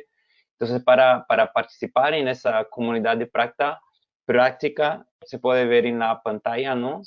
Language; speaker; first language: Spanish; non-native, fluent; Portuguese